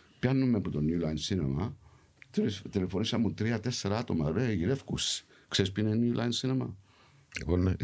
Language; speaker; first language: Greek; early bilingual, heritage; Greek